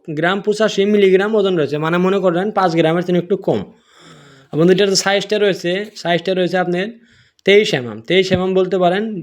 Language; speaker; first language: Bangla; non-native, local second language; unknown